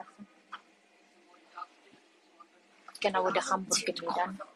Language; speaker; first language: German; non-native, learner; Amharic